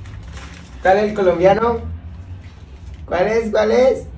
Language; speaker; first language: Spanish; native; Spanish